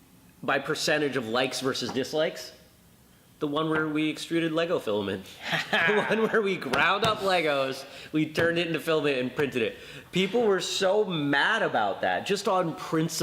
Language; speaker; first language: English; native; English